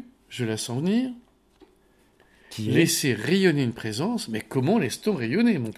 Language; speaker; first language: French; native; French